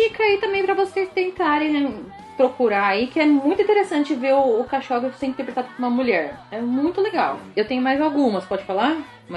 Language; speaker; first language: Portuguese; native; Portuguese